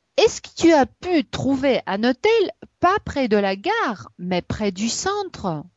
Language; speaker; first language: French; non-native, fluent; Russian